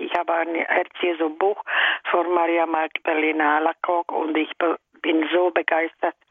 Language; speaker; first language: German; non-native, fluent; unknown